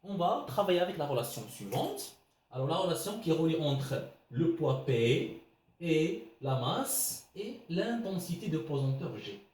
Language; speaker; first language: French; non-native, local second language; Arabic